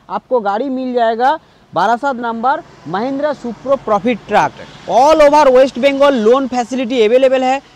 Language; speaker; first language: Hindi; non-native, local second language; Bangla